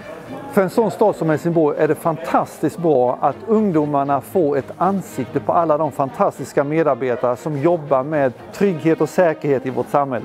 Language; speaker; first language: Swedish; native; Swedish